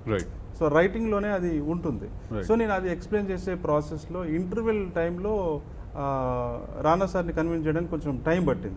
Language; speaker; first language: Telugu; native; Telugu